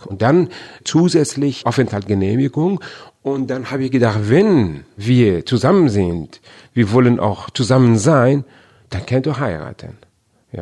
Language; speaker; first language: German; non-native, fluent; Persian